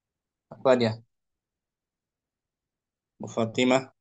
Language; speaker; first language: Indonesian; native; Indonesian